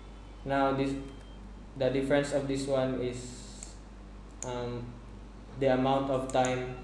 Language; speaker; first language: English; non-native, fluent; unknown